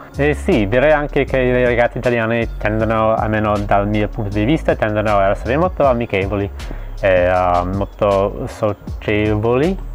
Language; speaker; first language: Italian; non-native, fluent; English